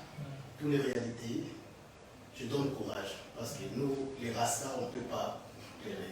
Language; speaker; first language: French; non-native, local second language; Lingala